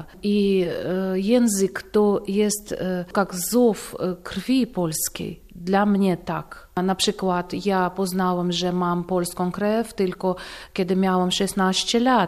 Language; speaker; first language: Polish; non-native, fluent; Russian